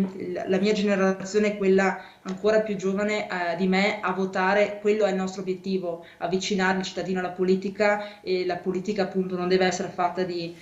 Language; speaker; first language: Italian; native; Italian